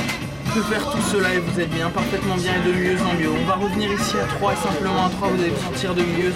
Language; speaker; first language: French; native; French